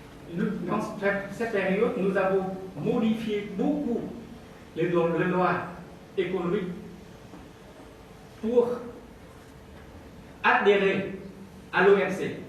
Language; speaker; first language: French; non-native, fluent; Vietnamese